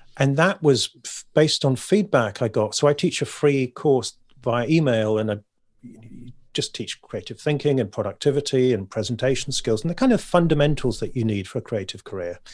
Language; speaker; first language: English; native; English